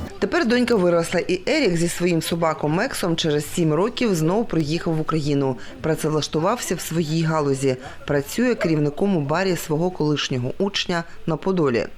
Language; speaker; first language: Ukrainian; native; Ukrainian